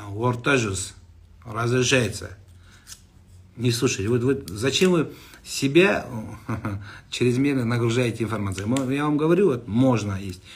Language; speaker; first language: Russian; non-native, local second language; Kazakh